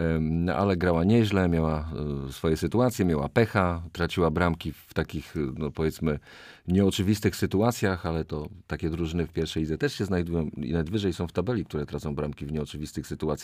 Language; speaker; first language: Polish; native; Polish